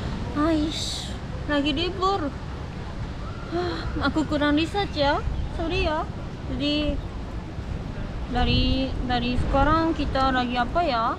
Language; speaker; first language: Indonesian; non-native, fluent; Japanese